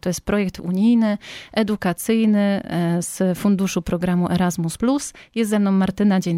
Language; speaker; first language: Polish; native; Polish